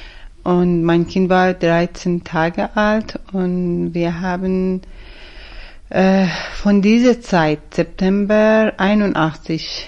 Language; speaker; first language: German; non-native, fluent; Persian